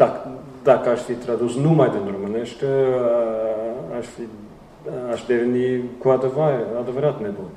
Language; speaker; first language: Romanian; non-native, fluent; Norwegian